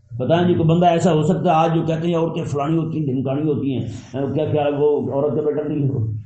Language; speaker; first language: Urdu; non-native, local second language; Punjabi